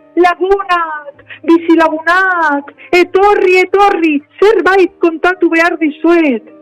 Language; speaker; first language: Basque; non-native, local second language; Spanish